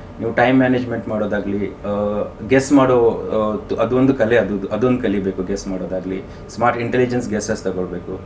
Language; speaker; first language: Kannada; native; Kannada